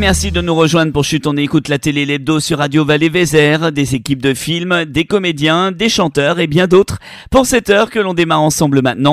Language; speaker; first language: French; native; French